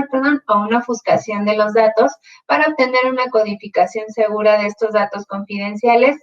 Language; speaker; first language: Spanish; native; Spanish